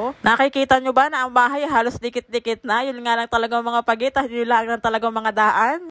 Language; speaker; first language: Filipino; native; Filipino